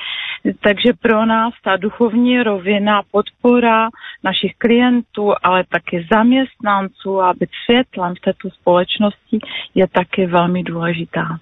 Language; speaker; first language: Czech; non-native, local second language; Polish